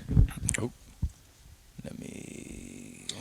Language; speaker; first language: English; native; English